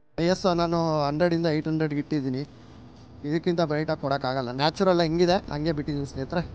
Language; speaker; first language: Kannada; native; Kannada